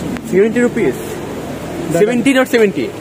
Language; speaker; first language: Hindi; non-native, learner; Bangla